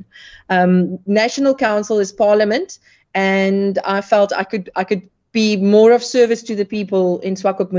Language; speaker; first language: English; non-native, local second language; Afrikaans